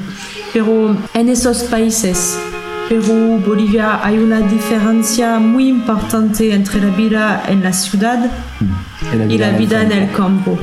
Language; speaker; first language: Spanish; non-native, fluent; French